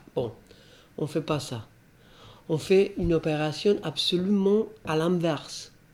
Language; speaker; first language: French; non-native, fluent; Spanish